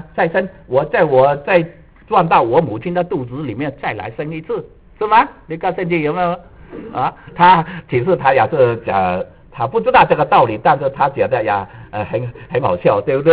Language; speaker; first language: Chinese; native; Chinese